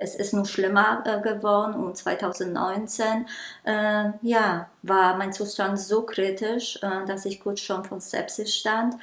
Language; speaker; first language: German; non-native, local second language; Polish